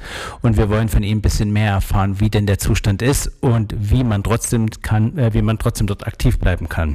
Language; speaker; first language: German; native; German